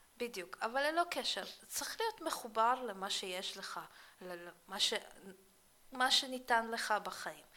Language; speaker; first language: Hebrew; early bilingual, other home language; Russian